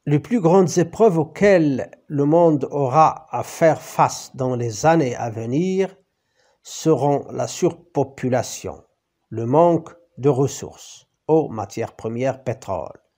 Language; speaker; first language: French; non-native, local second language; Arabic